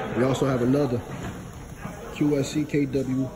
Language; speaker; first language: English; native; English